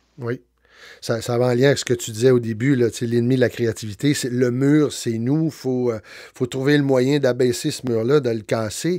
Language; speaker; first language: French; native; French